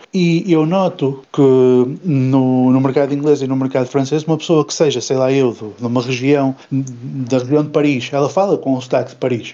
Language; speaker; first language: Portuguese; native; Portuguese